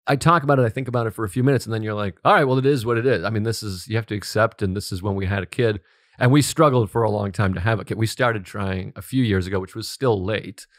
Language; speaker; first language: English; native; English